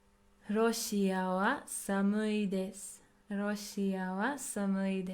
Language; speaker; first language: Japanese; non-native, fluent; English